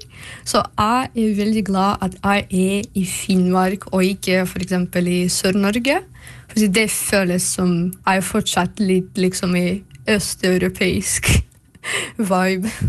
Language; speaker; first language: Norwegian; non-native, fluent; Russian